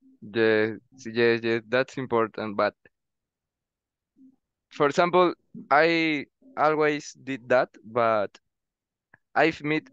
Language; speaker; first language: English; non-native, learner; Spanish